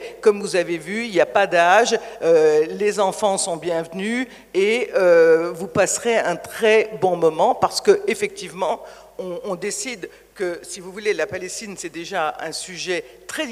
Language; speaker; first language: French; native; French